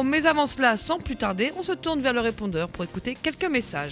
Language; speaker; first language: French; native; French